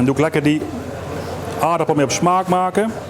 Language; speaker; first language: Dutch; native; Dutch